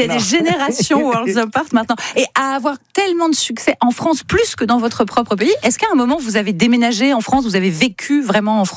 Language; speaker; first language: French; native; French